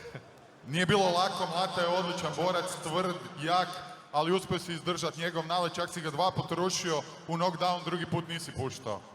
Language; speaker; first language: Croatian; native; Croatian